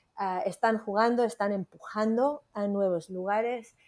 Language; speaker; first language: Spanish; non-native, fluent; English